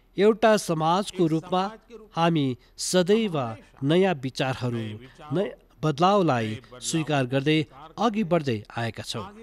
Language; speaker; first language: Nepali; native; Nepali